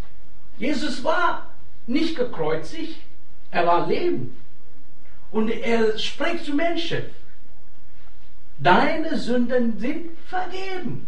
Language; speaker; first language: German; non-native, fluent; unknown